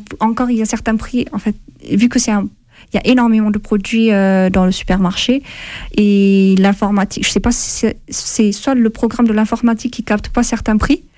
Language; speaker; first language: French; non-native, fluent; Amharic